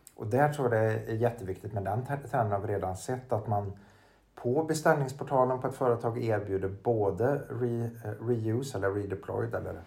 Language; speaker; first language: Swedish; native; Swedish